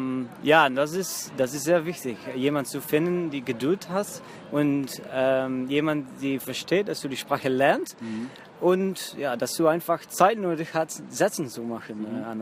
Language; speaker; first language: German; non-native, fluent; Dutch